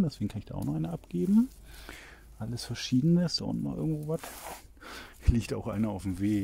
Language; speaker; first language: German; native; German